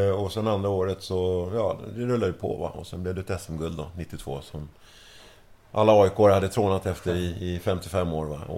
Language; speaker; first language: Swedish; early bilingual, other home language; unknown